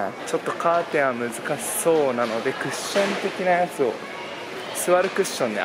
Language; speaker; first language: Japanese; native; Japanese